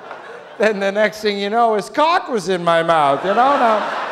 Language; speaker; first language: English; native; English